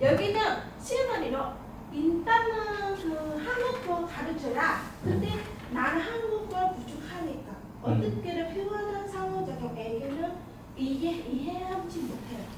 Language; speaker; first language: Korean; non-native, learner; Vietnamese